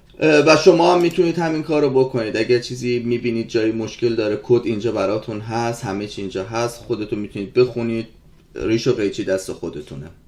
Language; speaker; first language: Persian; early bilingual, heritage; Persian